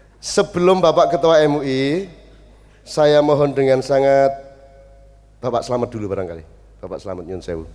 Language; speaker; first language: Indonesian; non-native, local second language; Javanese